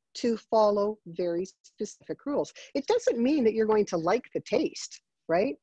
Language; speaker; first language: English; native; English